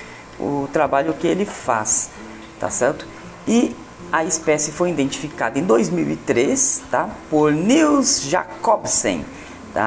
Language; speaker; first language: Portuguese; native; Portuguese